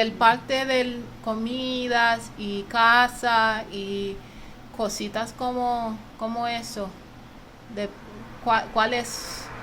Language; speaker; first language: Spanish; early bilingual, heritage; English